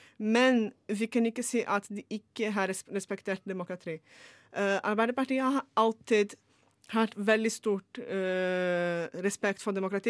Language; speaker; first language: Norwegian; non-native, fluent; Portuguese